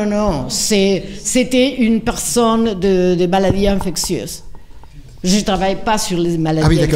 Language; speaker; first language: French; non-native, fluent; Spanish